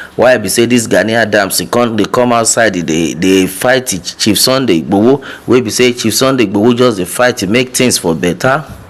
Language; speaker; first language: Nigerian Pidgin; non-native, local second language; Yoruba